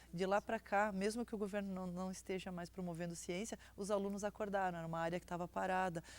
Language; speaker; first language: Portuguese; native; Portuguese